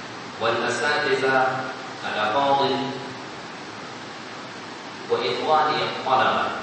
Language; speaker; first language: Arabic; non-native, fluent; Urdu